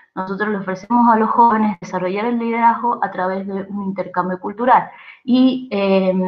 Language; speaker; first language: Spanish; native; Spanish